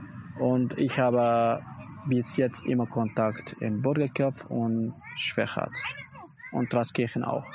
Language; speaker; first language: German; non-native, learner; Arabic